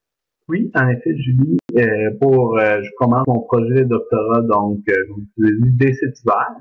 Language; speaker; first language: French; native; French